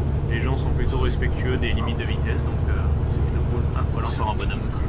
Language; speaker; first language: French; native; French